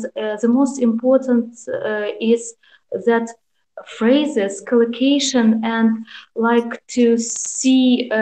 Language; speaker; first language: English; non-native, learner; Russian